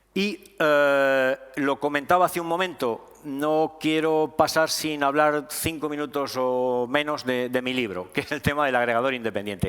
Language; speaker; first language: Spanish; native; Spanish